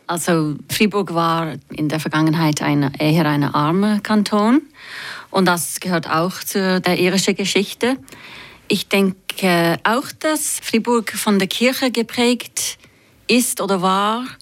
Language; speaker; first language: German; non-native, fluent; English